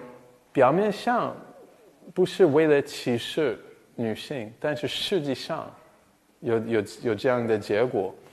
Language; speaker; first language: Chinese; non-native, fluent; English